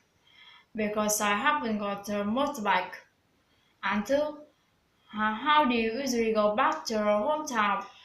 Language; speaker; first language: English; non-native, learner; Vietnamese